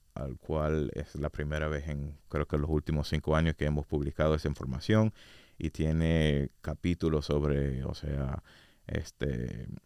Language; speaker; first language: Spanish; non-native, fluent; English